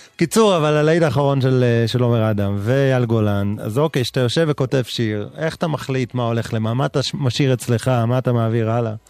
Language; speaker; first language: Hebrew; native; Hebrew